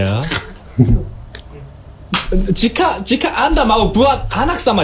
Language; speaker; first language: Indonesian; non-native, learner; Korean